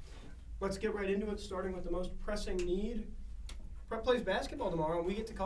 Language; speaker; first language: English; native; English